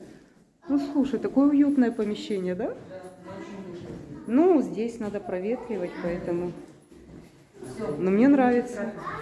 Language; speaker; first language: Russian; native; Russian